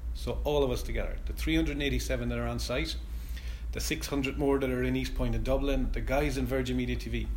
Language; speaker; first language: English; native; English